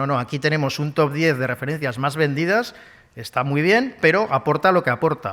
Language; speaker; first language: Spanish; native; Spanish